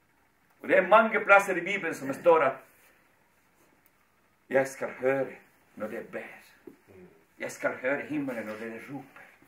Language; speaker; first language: Swedish; non-native, fluent; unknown